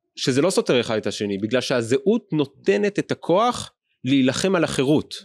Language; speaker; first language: Hebrew; native; Hebrew